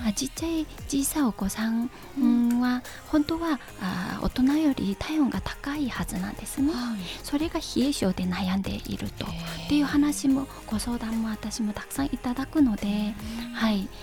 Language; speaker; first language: Japanese; non-native, fluent; Chinese